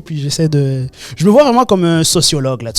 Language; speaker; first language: French; native; French